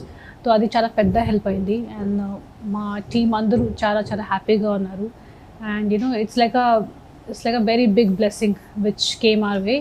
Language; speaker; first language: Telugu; non-native, fluent; Hindi